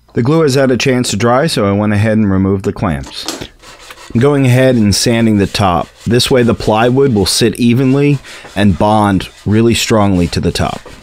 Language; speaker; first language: English; native; English